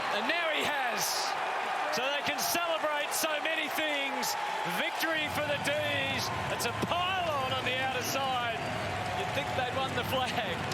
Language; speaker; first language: English; native; English